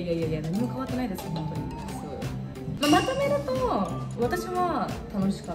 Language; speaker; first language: Japanese; native; Japanese